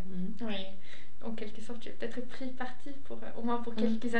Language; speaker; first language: French; non-native, fluent; Swedish